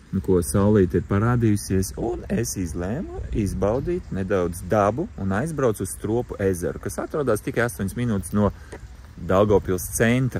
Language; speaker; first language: Latvian; non-native, local second language; Russian